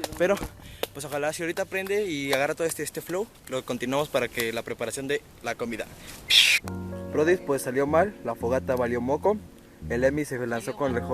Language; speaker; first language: Spanish; native; Spanish